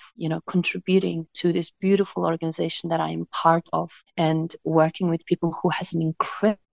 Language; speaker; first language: English; non-native, fluent; Mongolian